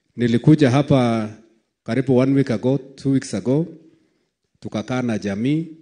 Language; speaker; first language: Swahili; native; Swahili